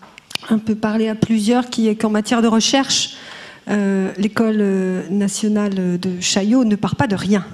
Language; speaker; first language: French; native; French